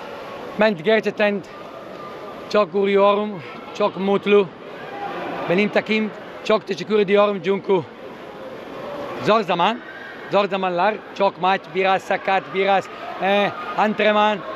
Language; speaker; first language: Turkish; non-native, learner; Italian